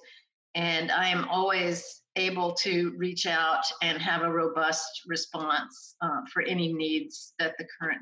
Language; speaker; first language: English; native; English